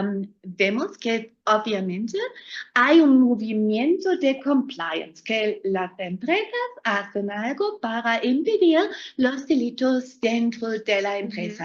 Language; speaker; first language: Spanish; non-native, fluent; German